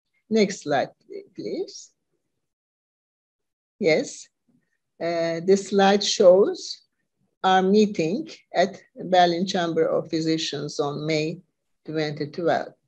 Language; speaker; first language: English; non-native, fluent; Turkish